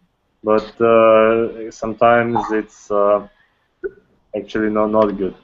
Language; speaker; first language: English; non-native, fluent; Russian